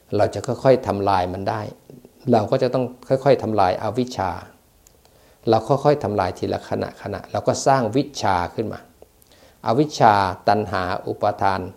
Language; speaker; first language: Thai; native; Thai